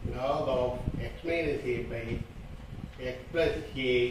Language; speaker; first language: English; non-native, local second language; Tamil